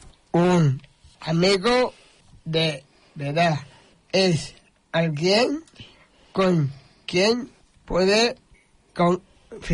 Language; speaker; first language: Spanish; non-native, learner; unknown